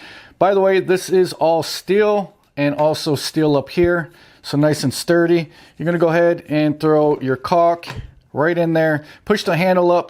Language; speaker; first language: English; native; English